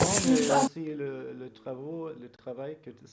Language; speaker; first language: French; non-native, fluent; German